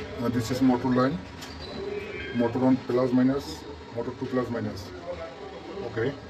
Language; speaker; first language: English; non-native, learner; Bangla